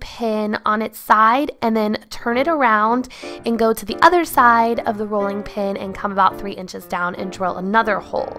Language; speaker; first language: English; native; English